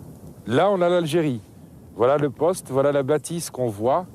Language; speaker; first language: French; native; French